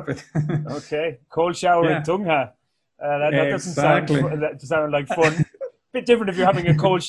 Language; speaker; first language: English; native; English